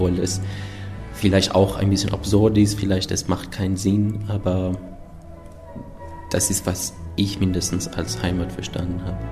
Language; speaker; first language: German; non-native, fluent; Persian